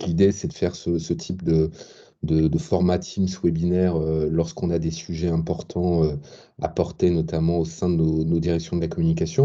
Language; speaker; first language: French; native; French